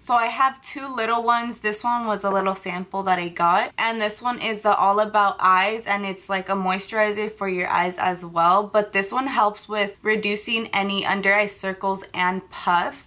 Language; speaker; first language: English; early bilingual, other home language; Spanish